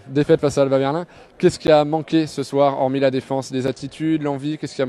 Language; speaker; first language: French; native; French